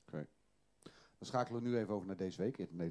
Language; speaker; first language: Dutch; native; Dutch